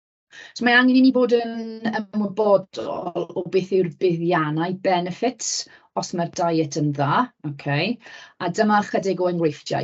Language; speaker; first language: Welsh; native; Welsh